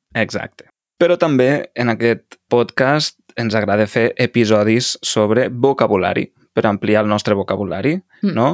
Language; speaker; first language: Catalan; native; Catalan